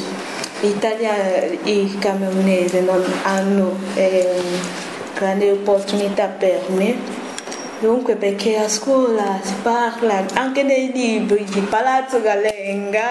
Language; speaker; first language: Italian; non-native, fluent; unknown